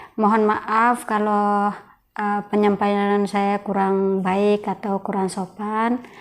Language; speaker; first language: Indonesian; non-native, local second language; Tetum